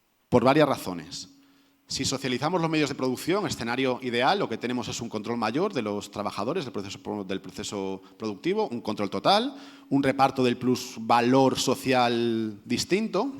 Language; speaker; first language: Spanish; native; Spanish